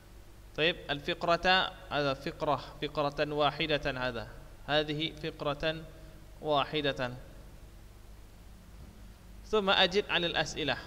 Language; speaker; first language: Arabic; non-native, fluent; Indonesian